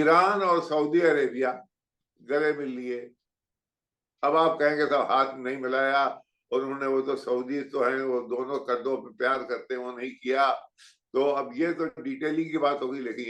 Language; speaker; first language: Hindi; native; Hindi